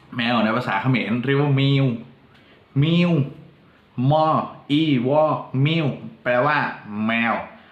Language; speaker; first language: Thai; non-native, local second language; Northern Khmer